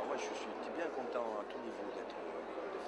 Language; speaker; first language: French; native; French